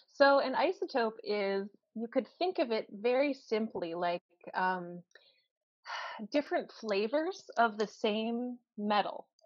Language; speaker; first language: English; native; English